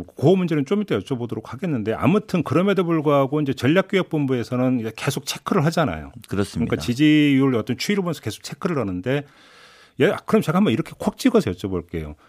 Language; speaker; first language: Korean; native; Korean